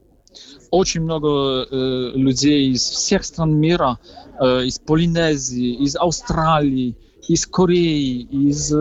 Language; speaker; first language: Russian; non-native, fluent; Polish